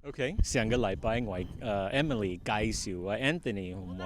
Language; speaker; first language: Cantonese; early bilingual, heritage; Cantonese